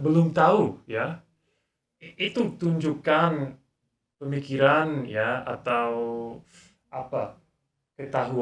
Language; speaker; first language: Indonesian; non-native, learner; English